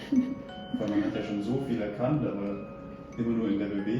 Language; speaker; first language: German; native; German